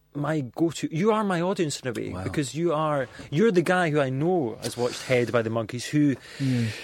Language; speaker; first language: English; native; English